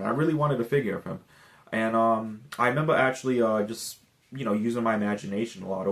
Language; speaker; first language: English; native; English